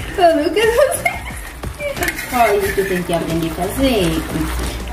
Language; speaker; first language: Portuguese; non-native, fluent; Haitian Creole